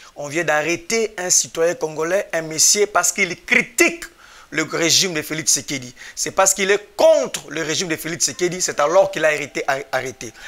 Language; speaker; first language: French; non-native, local second language; Lingala